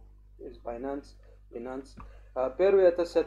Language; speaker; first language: Russian; non-native, learner; English